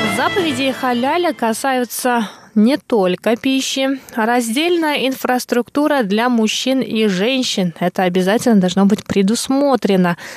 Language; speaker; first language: Russian; non-native, local second language; Tuvinian